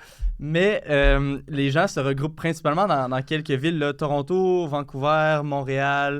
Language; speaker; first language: French; native; French